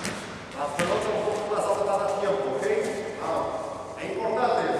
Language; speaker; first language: Spanish; non-native, learner; Portuguese